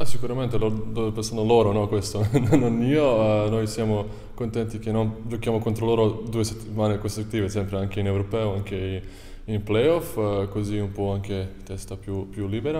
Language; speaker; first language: Italian; non-native, fluent; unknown